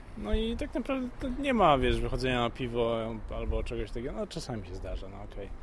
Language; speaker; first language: Polish; native; Polish